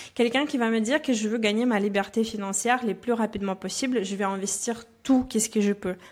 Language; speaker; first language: French; non-native, fluent; Russian